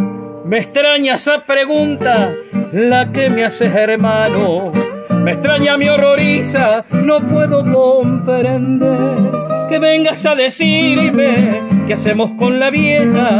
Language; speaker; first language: Spanish; native; Spanish